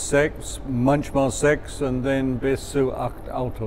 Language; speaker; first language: German; non-native, fluent; English